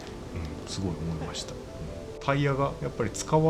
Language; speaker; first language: Japanese; native; Japanese